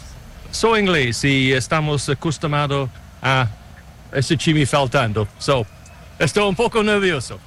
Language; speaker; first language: Portuguese; non-native, learner; English